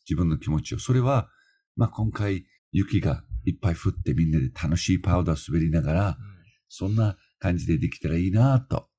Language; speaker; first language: Japanese; non-native, fluent; English